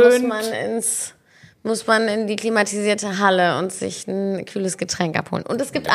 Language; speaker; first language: German; native; German